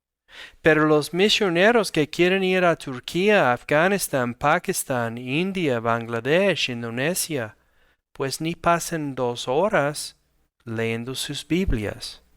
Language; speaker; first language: Spanish; non-native, fluent; English